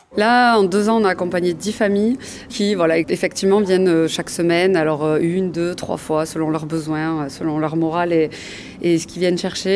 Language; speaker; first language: French; native; French